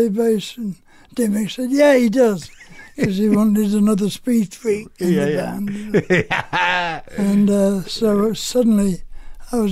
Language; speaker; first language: English; native; English